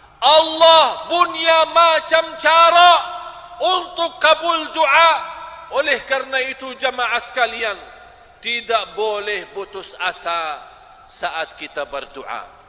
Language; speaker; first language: Malay; non-native, fluent; Arabic